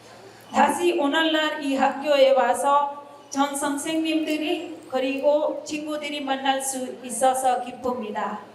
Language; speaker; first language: Korean; non-native, learner; Hindi